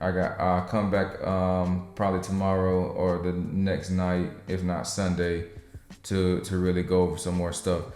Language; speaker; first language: English; native; English